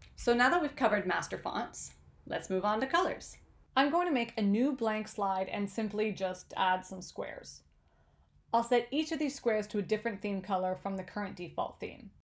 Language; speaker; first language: English; native; English